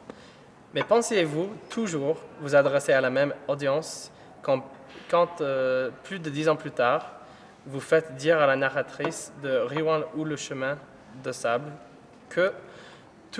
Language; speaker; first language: French; non-native, learner; English